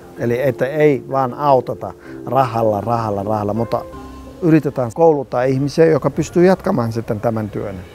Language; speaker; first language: Finnish; non-native, fluent; Somali